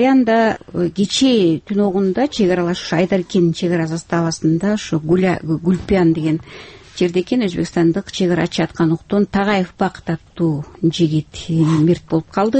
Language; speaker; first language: Kyrgyz; native; Kyrgyz